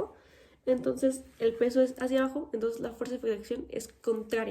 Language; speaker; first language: Spanish; native; Spanish